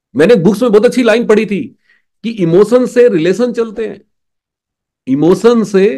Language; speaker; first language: Hindi; native; Hindi